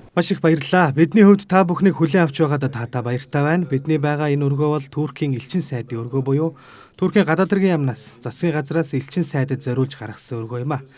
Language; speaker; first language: Mongolian; non-native, fluent; Turkish